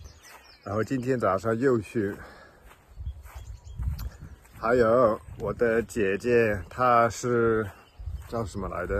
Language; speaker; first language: Chinese; non-native, fluent; English